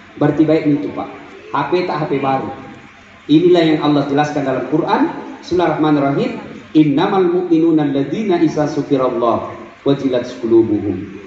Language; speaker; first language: Indonesian; non-native, local second language; Buginese